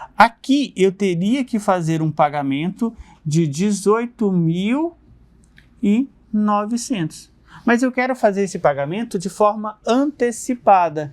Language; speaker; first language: Portuguese; native; Portuguese